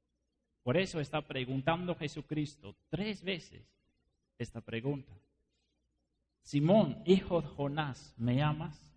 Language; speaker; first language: Spanish; non-native, fluent; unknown